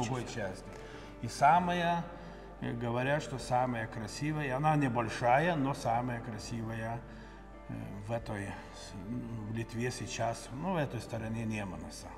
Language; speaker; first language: Russian; non-native, local second language; Lithuanian